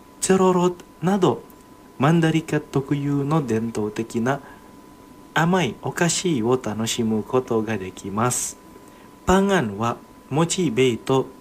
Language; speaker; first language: Japanese; non-native, fluent; Indonesian